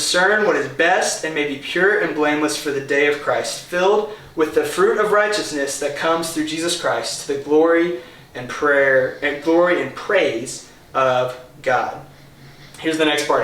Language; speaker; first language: English; native; English